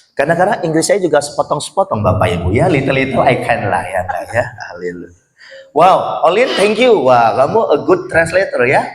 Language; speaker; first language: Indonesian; native; Indonesian